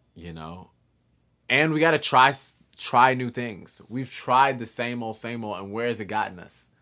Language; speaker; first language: English; native; English